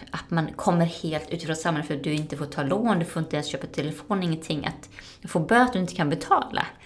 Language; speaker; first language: Swedish; native; Swedish